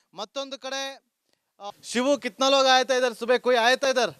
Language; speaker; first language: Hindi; non-native, local second language; Kannada